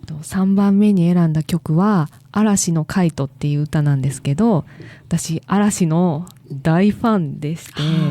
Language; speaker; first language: Japanese; native; Japanese